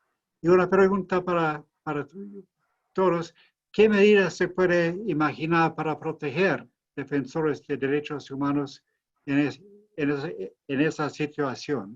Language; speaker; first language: Spanish; non-native, fluent; English